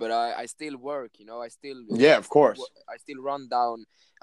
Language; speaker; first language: English; non-native, fluent; Swedish